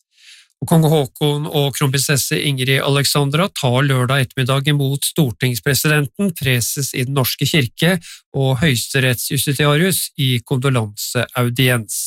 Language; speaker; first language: Norwegian; native; Norwegian